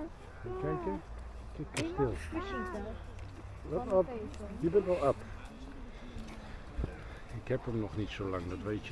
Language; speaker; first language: Dutch; native; Dutch